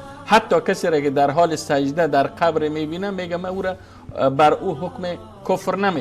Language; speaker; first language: Persian; native; Persian